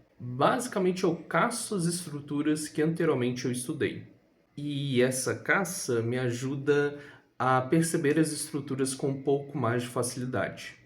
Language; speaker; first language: Portuguese; native; Portuguese